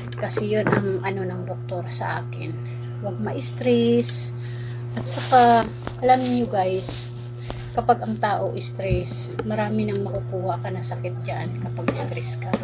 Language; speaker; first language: Filipino; non-native, local second language; Waray